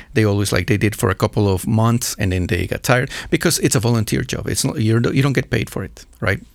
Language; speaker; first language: English; non-native, fluent; Spanish